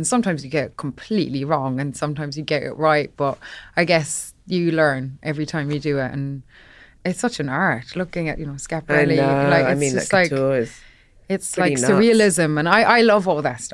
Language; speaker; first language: English; native; English